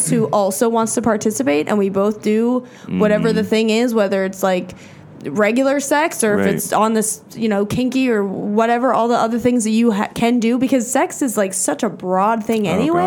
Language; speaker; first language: English; native; English